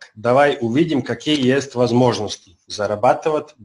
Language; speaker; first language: Russian; non-native, learner; Serbian